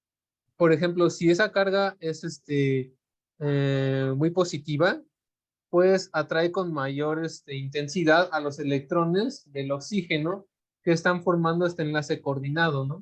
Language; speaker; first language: Spanish; native; Spanish